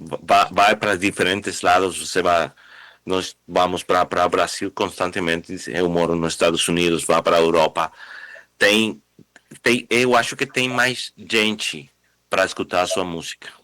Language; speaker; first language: Portuguese; non-native, fluent; Spanish